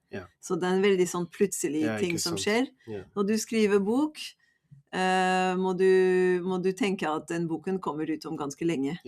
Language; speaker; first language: Norwegian; non-native, fluent; French